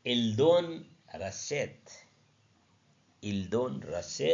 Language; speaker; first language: French; non-native, learner; Nepali